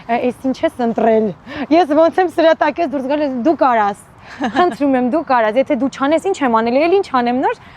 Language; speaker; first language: Armenian; native; Armenian